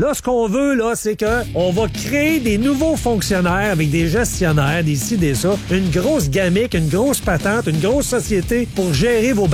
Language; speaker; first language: French; native; French